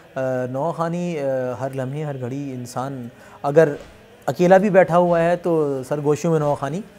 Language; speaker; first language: Urdu; native; Urdu